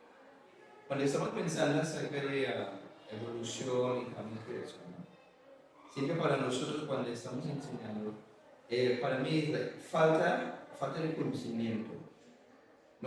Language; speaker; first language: Spanish; non-native, learner; English